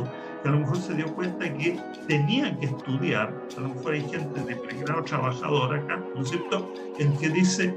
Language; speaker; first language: Spanish; native; Spanish